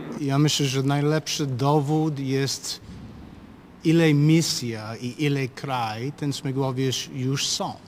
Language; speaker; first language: Polish; non-native, learner; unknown